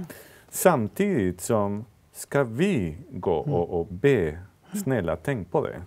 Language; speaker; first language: Swedish; non-native, fluent; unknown